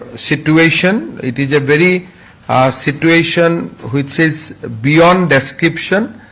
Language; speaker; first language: English; non-native, local second language; Assamese